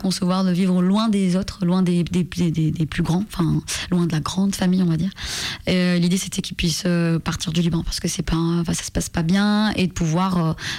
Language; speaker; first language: French; non-native, local second language; Armenian